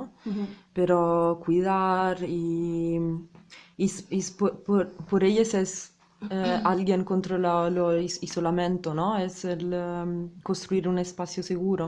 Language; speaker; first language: Spanish; non-native, fluent; Italian